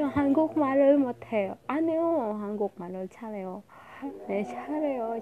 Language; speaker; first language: Korean; non-native, learner; Indonesian